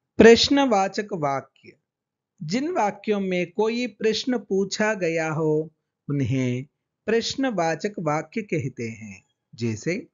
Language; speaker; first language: Hindi; non-native, local second language; Telugu